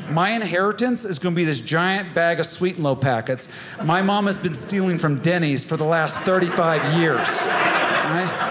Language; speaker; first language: English; native; English